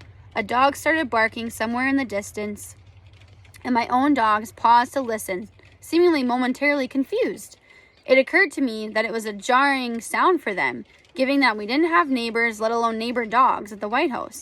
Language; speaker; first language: English; native; English